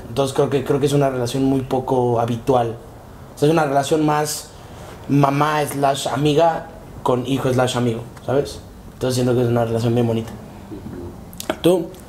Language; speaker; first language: Spanish; native; Spanish